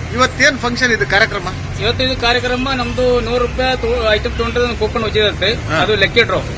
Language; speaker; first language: Kannada; non-native, local second language; Malayalam